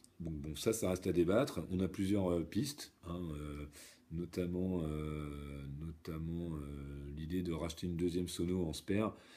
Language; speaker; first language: French; native; French